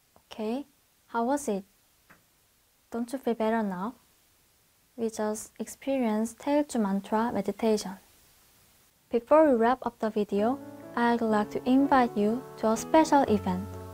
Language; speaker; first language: English; non-native, fluent; Korean